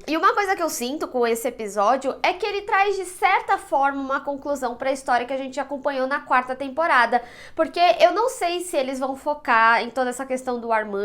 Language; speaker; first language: Portuguese; native; Portuguese